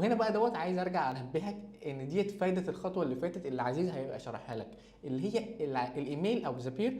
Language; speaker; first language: Arabic; native; Arabic